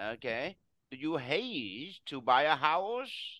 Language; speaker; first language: English; non-native, fluent; Vietnamese